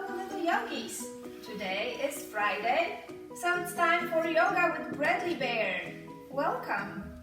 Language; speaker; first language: English; non-native, fluent; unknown